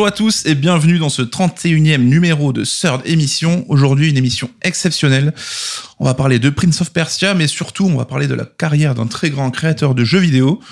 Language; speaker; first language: French; native; French